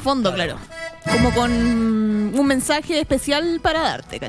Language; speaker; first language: Spanish; native; Spanish